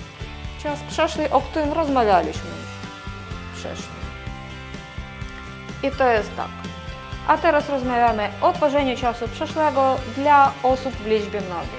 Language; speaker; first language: Polish; non-native, fluent; Russian